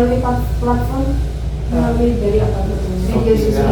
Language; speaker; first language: Indonesian; native; Indonesian